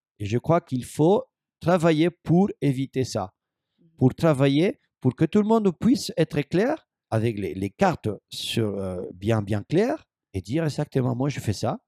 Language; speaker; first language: French; non-native, fluent; Spanish